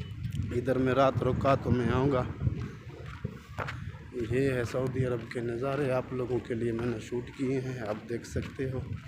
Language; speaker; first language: Hindi; non-native, local second language; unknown